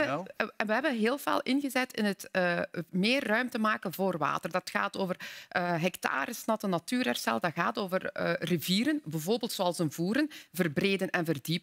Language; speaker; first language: Dutch; native; Dutch